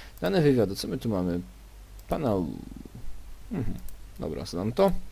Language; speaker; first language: Polish; native; Polish